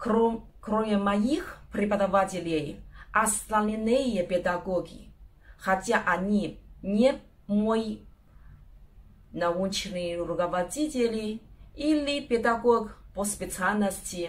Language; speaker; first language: Russian; non-native, learner; Chinese